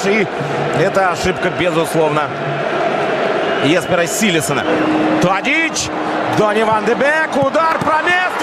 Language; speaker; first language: Russian; native; Russian